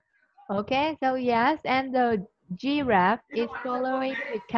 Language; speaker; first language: English; non-native, fluent; Vietnamese